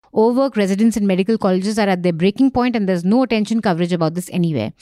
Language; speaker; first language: English; non-native, local second language; Hindi